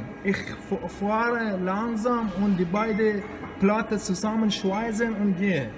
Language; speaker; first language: German; non-native, learner; Persian